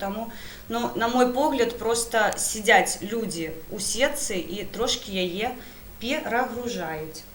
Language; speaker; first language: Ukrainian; non-native, learner; Belarusian